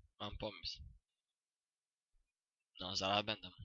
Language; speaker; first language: Polish; native; Polish